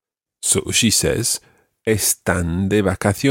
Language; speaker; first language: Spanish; non-native, fluent; English